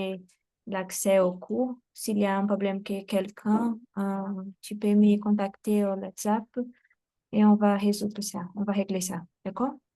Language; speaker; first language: French; non-native, fluent; Portuguese